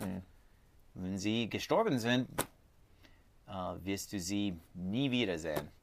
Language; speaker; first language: German; non-native, learner; English